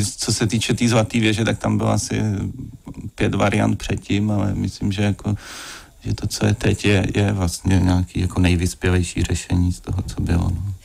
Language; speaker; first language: Czech; native; Czech